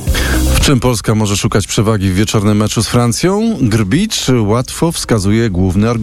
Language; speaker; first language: Polish; native; Polish